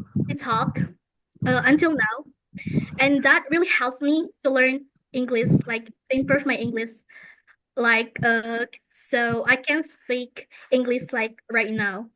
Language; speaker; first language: English; non-native, fluent; Indonesian